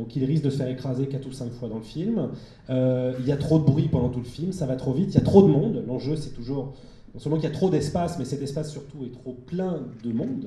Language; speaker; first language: French; native; French